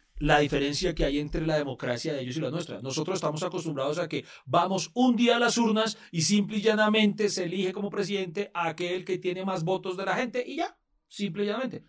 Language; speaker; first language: Spanish; native; Spanish